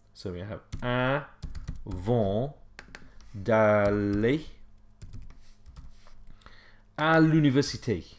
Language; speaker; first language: French; non-native, fluent; English